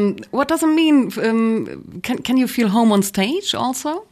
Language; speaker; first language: English; non-native, fluent; German